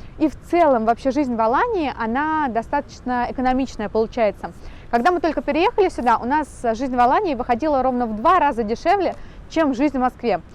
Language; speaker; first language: Russian; native; Russian